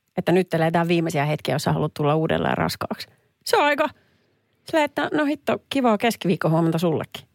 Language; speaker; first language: Finnish; native; Finnish